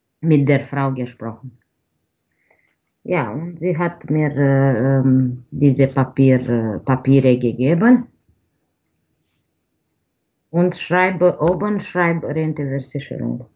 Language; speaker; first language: German; non-native, learner; Romanian